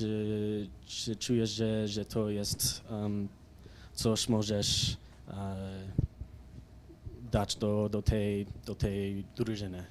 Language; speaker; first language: Polish; early bilingual, heritage; English